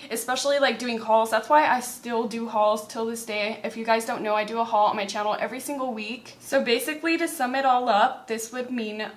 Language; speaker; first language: English; native; English